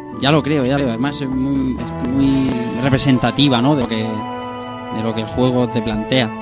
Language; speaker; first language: Spanish; native; Spanish